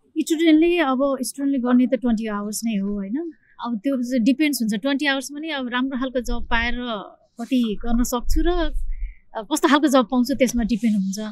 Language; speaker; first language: Nepali; native; Nepali